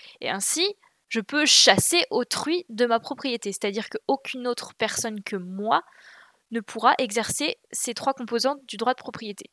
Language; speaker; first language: French; native; French